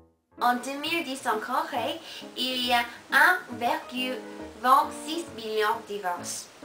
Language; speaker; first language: French; non-native, learner; Korean